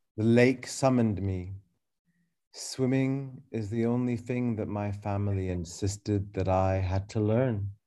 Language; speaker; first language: English; early bilingual, other home language; Arabic